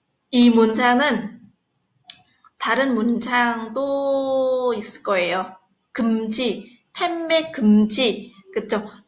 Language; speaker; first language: Korean; non-native, fluent; Vietnamese